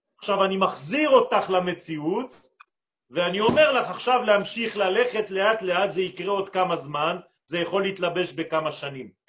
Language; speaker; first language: Hebrew; non-native, fluent; French